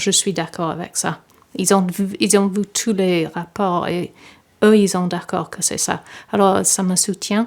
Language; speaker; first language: French; non-native, fluent; English